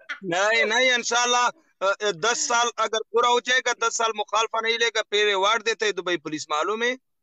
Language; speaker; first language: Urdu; non-native, local second language; Pashto